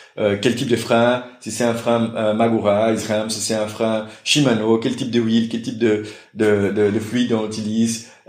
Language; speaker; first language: French; non-native, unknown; Portuguese